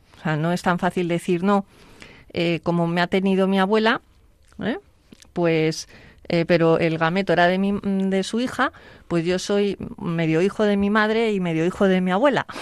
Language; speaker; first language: Spanish; native; Spanish